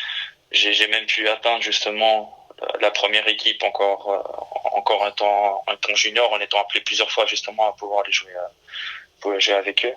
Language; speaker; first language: French; early bilingual, other home language; Portuguese